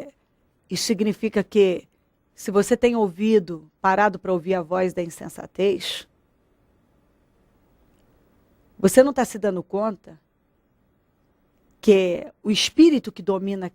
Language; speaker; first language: Portuguese; native; Portuguese